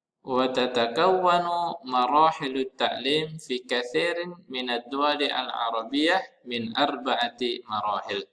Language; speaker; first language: Arabic; non-native, fluent; Indonesian